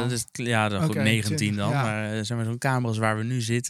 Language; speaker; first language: Dutch; native; Dutch